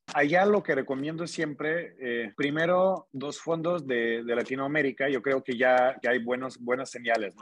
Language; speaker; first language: Spanish; non-native, fluent; Russian